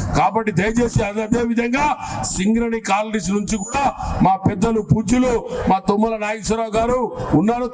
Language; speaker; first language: Telugu; non-native, local second language; Lambadi